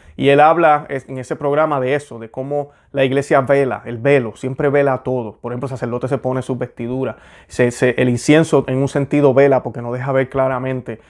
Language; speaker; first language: Spanish; native; Spanish